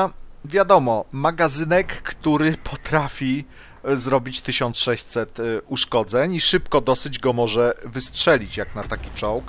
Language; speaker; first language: Polish; native; Polish